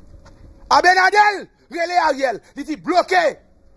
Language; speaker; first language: French; non-native, local second language; Haitian Creole